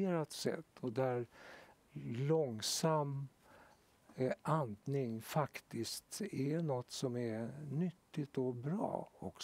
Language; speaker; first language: Swedish; native; Swedish